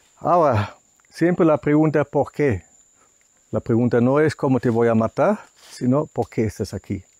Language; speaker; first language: Spanish; non-native, fluent; German